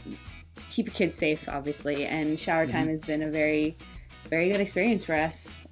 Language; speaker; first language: English; native; English